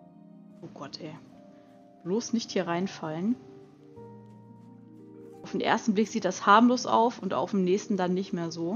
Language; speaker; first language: German; native; German